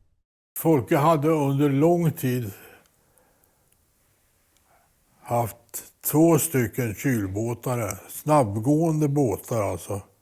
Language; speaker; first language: Swedish; native; Swedish